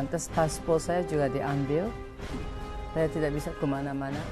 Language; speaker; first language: Indonesian; non-native, fluent; Japanese